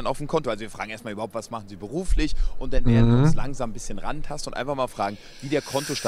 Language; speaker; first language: German; native; German